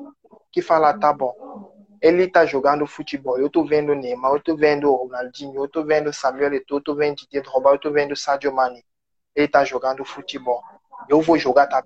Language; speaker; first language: Portuguese; non-native, learner; French